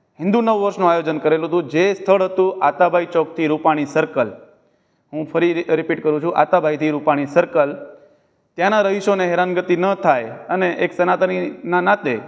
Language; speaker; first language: Gujarati; non-native, local second language; Sindhi